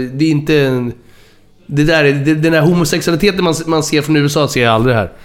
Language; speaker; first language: Swedish; native; Swedish